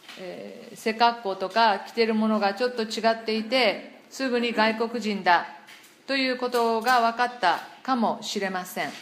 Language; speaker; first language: Japanese; non-native, fluent; English